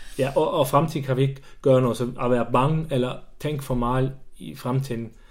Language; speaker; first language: Danish; non-native, fluent; Swiss German